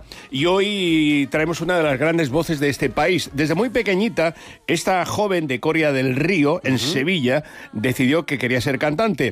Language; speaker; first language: Spanish; native; Spanish